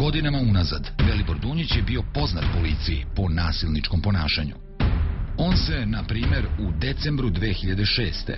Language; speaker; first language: Serbian; native; Serbian